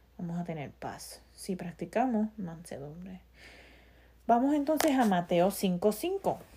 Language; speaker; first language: Spanish; early bilingual, heritage; Spanish